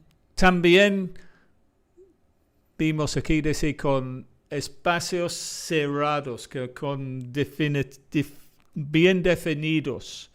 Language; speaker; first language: Spanish; non-native, fluent; English